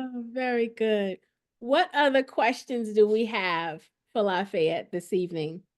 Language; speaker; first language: English; native; English